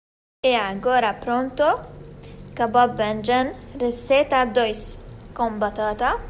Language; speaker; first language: Portuguese; non-native, learner; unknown